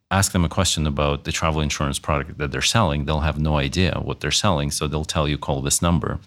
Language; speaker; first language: English; native; English